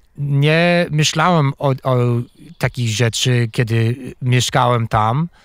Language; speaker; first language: Polish; non-native, fluent; English